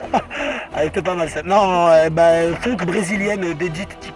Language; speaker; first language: French; native; French